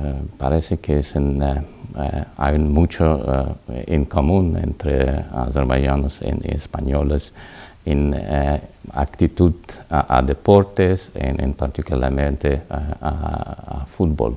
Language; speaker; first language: Spanish; non-native, learner; Azerbaijani